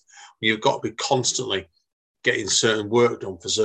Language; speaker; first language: English; native; English